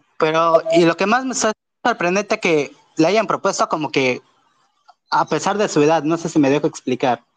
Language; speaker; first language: Spanish; native; Spanish